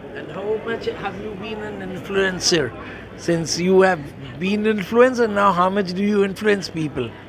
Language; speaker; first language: English; non-native, local second language; Bangla